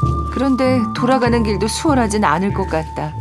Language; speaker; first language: Korean; native; Korean